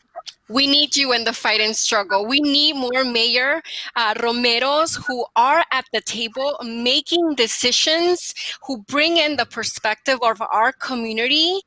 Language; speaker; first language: English; early bilingual, other home language; Spanish